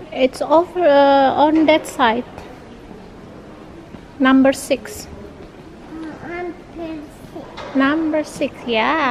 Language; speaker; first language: English; non-native, learner; Indonesian